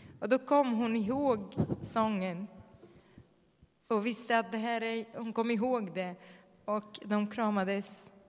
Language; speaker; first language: Swedish; non-native, fluent; Arabic